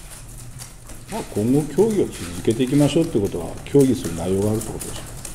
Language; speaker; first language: Japanese; native; Japanese